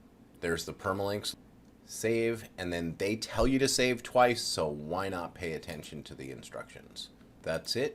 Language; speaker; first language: English; native; English